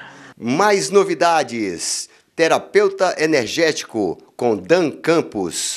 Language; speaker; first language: Portuguese; native; Portuguese